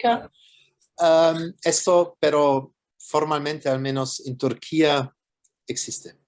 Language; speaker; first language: Spanish; non-native, fluent; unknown